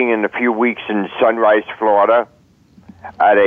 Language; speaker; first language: English; native; English